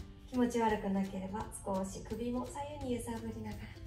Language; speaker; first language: Japanese; native; Japanese